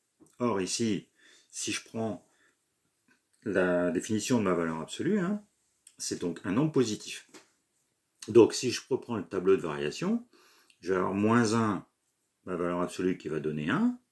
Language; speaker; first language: French; native; French